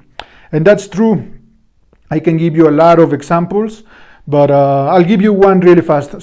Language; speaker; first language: English; non-native, fluent; Spanish